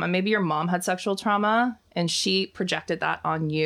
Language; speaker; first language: English; native; English